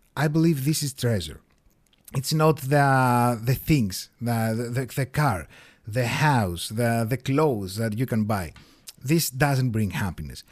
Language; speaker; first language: English; non-native, fluent; Greek